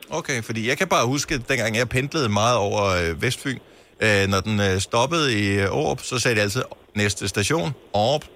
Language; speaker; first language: Danish; native; Danish